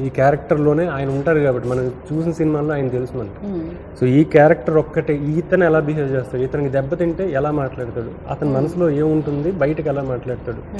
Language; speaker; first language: Telugu; native; Telugu